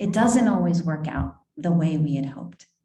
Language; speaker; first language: English; native; English